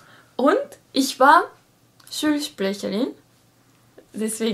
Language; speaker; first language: German; non-native, learner; Japanese